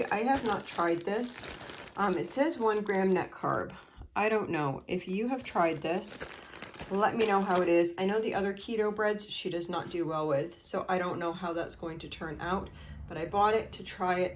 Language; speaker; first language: English; native; English